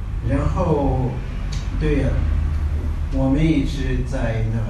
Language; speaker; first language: Chinese; non-native, learner; Tibetan